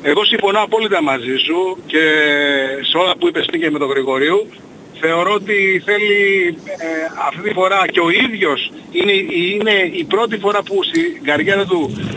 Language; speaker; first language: Greek; non-native, fluent; Italian